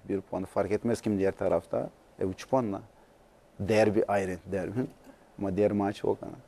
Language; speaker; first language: Turkish; non-native, learner; Portuguese